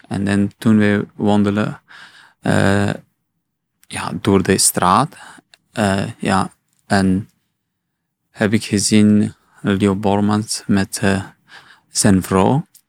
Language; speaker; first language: Dutch; non-native, learner; Persian